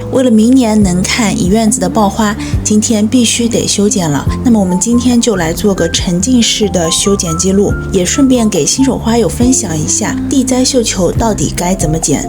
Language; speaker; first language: Chinese; native; Chinese